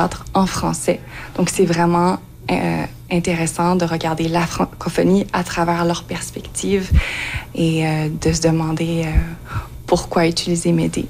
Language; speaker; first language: French; non-native, local second language; English